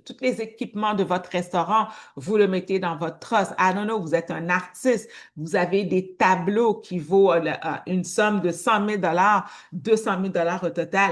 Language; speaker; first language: French; native; French